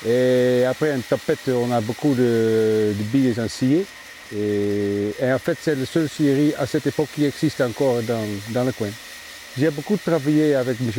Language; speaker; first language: French; non-native, fluent; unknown